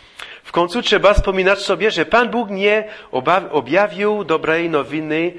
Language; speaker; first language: Polish; non-native, fluent; English